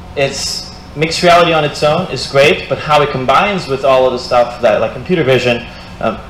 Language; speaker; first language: English; non-native, fluent; Portuguese